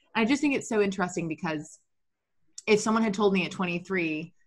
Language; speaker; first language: English; native; English